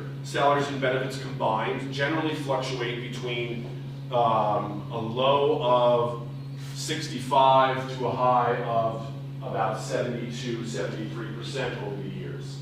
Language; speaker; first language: English; native; English